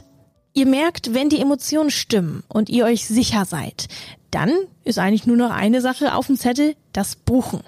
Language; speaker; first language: German; native; German